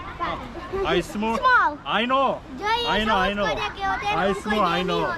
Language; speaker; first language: English; non-native, learner; Korean